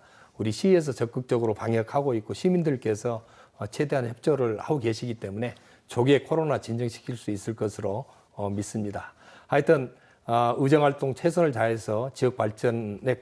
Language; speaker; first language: Korean; native; Korean